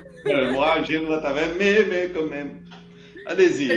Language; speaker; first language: French; non-native, learner; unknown